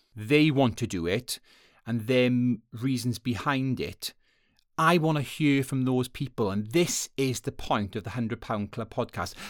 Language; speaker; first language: English; native; English